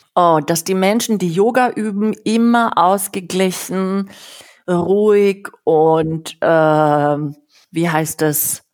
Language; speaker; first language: German; non-native, fluent; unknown